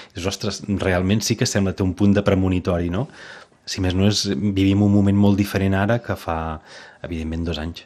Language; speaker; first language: Catalan; native; Catalan